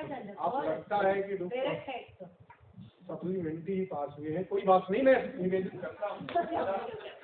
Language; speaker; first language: Hindi; native; Hindi